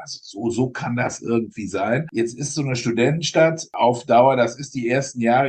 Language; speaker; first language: German; native; German